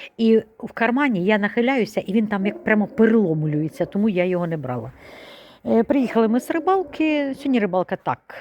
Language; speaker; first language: Ukrainian; native; Ukrainian